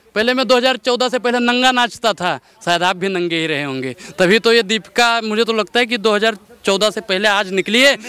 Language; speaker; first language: Hindi; native; Hindi